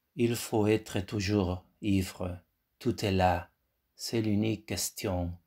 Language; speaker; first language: French; non-native, fluent; Spanish